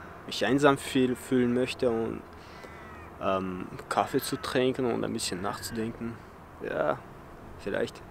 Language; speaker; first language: German; early bilingual, other home language; Chechen